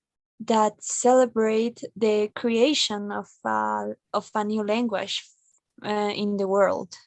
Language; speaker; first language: English; non-native, learner; Spanish